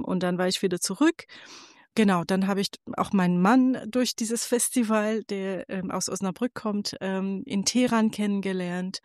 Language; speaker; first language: German; non-native, fluent; Persian